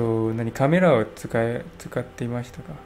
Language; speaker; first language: Japanese; non-native, learner; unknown